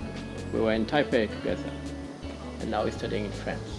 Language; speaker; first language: English; non-native, learner; French